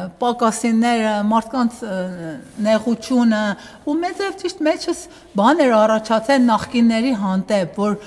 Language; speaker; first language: Armenian; early bilingual, heritage; Armenian